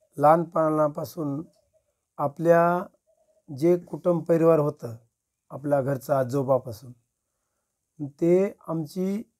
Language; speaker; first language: Marathi; non-native, local second language; Lambadi